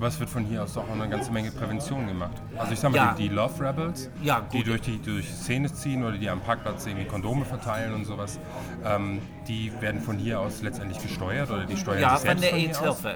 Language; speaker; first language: German; native; German